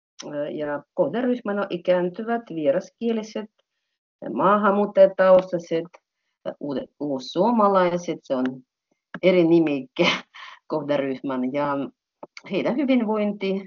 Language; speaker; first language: Finnish; non-native, fluent; Russian